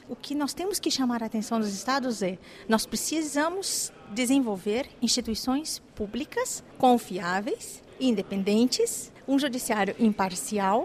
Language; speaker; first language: Portuguese; native; Portuguese